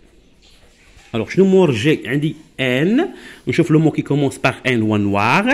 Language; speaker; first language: French; non-native, local second language; Arabic